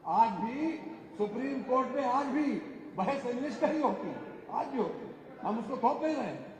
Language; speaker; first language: Hindi; native; Hindi